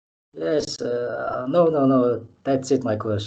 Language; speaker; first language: English; non-native, learner; Mongolian